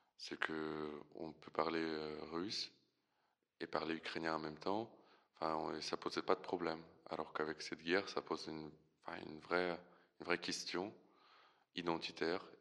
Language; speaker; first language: French; non-native, fluent; Russian